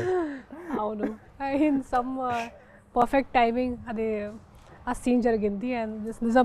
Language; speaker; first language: Telugu; non-native, local second language; Hindi